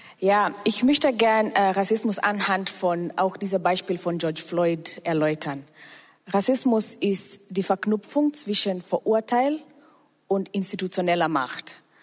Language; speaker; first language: German; non-native, fluent; Swahili